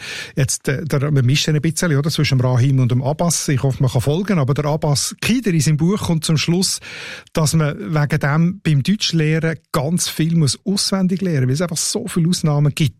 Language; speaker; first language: German; native; German